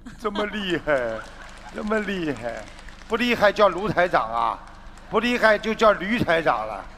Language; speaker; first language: Chinese; native; Chinese